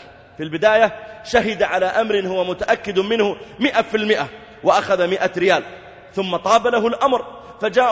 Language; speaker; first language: Arabic; native; Arabic